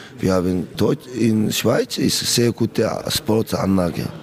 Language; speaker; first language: German; non-native, learner; Korean